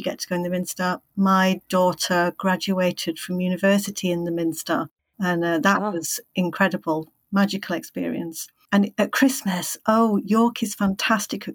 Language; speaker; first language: English; native; English